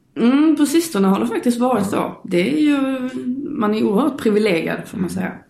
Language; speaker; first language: Swedish; native; Swedish